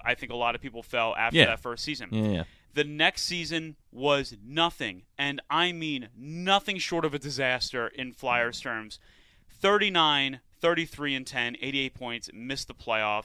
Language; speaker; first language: English; native; English